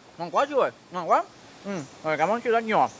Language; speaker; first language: Vietnamese; non-native, learner; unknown